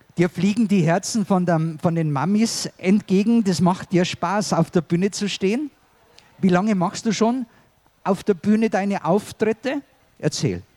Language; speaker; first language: German; native; German